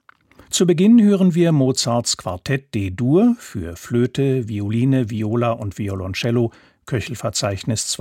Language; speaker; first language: German; native; German